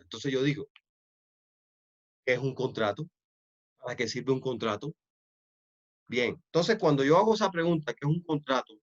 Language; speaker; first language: Spanish; native; Spanish